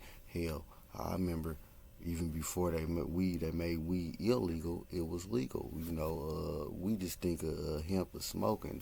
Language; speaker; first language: English; native; English